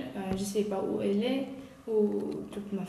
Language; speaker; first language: French; non-native, learner; Uyghur